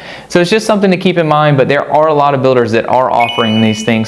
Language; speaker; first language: English; native; English